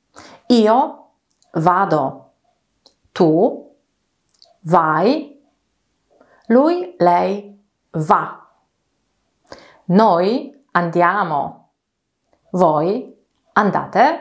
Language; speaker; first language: Italian; non-native, fluent; Polish